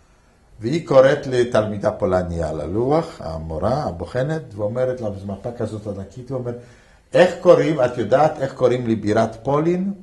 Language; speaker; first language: Hebrew; non-native, fluent; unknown